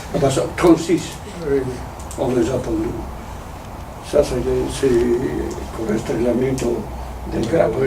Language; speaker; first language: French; non-native, fluent; Italian